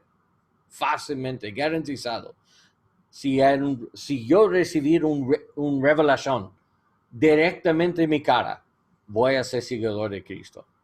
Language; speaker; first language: Spanish; non-native, learner; English